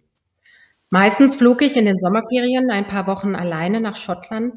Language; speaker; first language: German; early bilingual, other home language; Persian